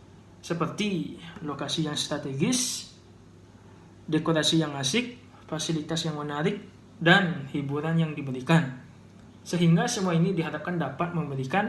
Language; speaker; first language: Indonesian; native; Indonesian